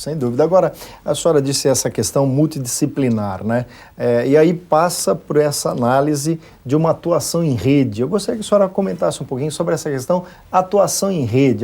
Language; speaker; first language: Portuguese; native; Portuguese